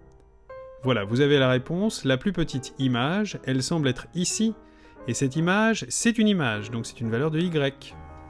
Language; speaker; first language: French; native; French